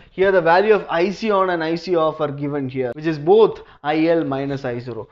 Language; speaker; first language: English; non-native, local second language; Malayalam